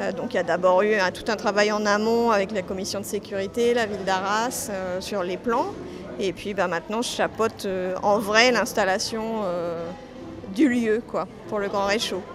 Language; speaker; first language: French; native; French